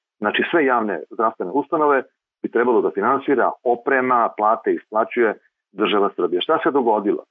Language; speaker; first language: Serbian; native; Serbian